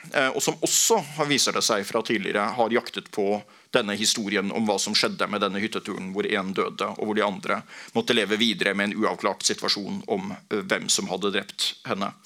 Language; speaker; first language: Norwegian; native; Norwegian